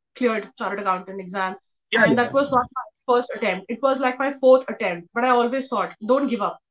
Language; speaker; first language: English; non-native, local second language; Hindi